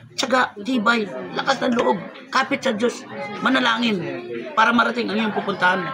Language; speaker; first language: Filipino; non-native, local second language; Waray